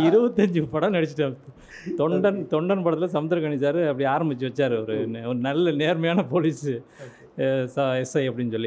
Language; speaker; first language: Tamil; native; Tamil